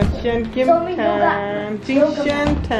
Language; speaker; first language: English; non-native, learner; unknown